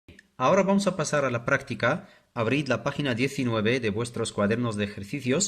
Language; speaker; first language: Spanish; non-native, fluent; Arabic